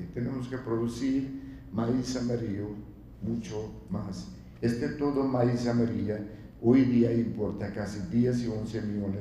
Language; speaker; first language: Spanish; non-native, fluent; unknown